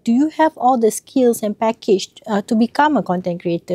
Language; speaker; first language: English; non-native, local second language; Malay